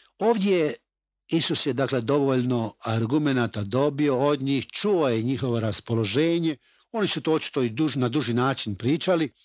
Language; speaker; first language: Croatian; native; Croatian